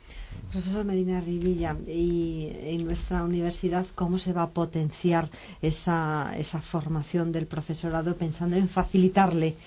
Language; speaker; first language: Spanish; native; Spanish